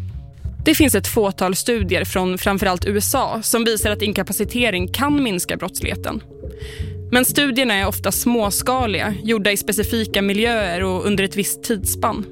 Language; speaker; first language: Swedish; native; Swedish